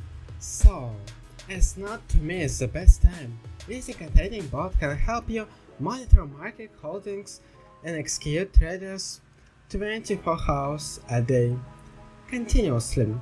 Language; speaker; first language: English; non-native, learner; Russian